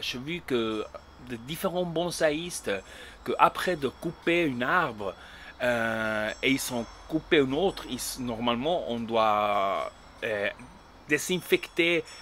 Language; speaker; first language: French; non-native, learner; Spanish